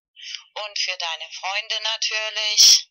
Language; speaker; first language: German; non-native, fluent; Spanish